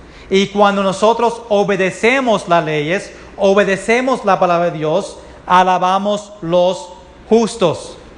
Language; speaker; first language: Spanish; early bilingual, heritage; Spanish